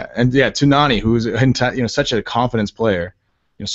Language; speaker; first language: English; native; English